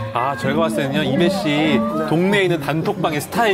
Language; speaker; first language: Korean; native; Korean